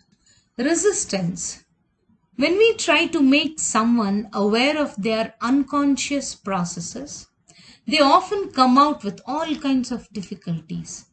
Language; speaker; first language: English; non-native, local second language; Kannada